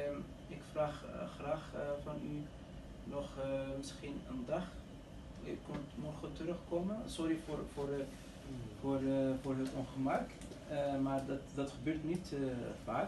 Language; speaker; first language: Dutch; non-native, learner; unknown